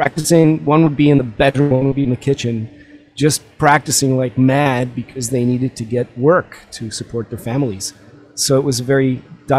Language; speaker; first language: English; early bilingual, other home language; Russian